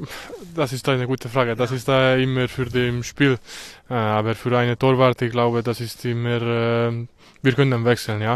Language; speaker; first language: German; non-native, learner; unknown